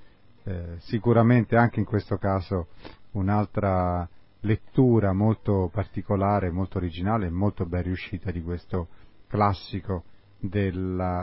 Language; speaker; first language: Italian; native; Italian